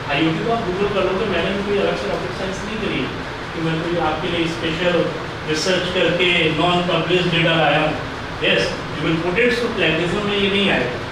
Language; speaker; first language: Hindi; native; Hindi